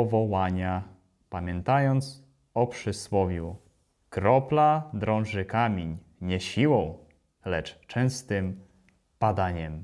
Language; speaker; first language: Polish; non-native, fluent; Ukrainian